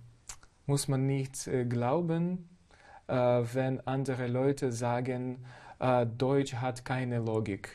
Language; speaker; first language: German; non-native, fluent; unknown